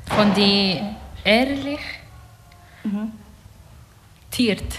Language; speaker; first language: German; non-native, learner; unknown